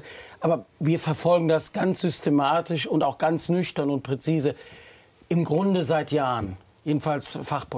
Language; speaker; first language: German; native; German